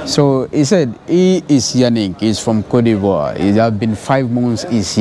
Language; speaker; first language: English; non-native, fluent; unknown